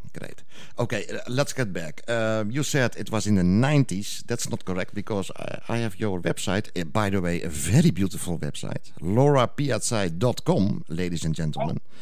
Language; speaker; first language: English; non-native, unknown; Dutch